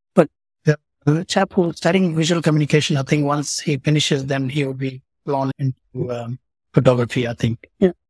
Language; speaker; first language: English; non-native, local second language; Tamil